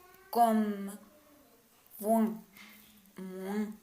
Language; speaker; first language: French; non-native, learner; Spanish